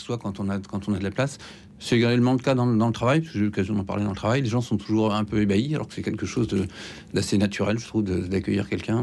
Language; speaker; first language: French; native; French